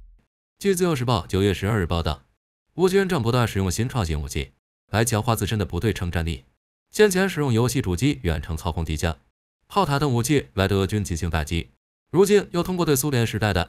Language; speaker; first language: Chinese; native; Chinese